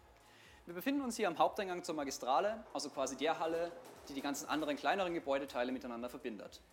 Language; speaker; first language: German; native; German